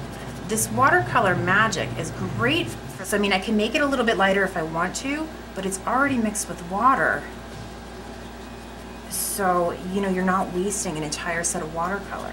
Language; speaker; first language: English; native; English